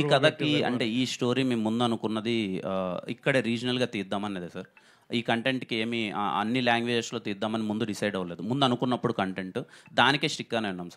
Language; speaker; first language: Telugu; native; Telugu